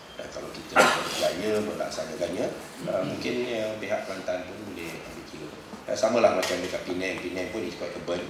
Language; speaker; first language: Malay; native; Malay